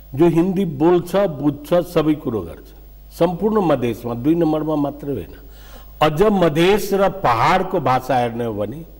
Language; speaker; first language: Nepali; non-native, local second language; Maithili